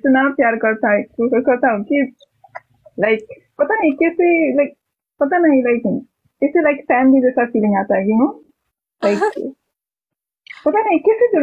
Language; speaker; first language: Hindi; non-native, learner; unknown